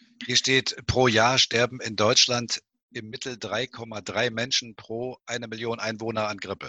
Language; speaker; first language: German; native; German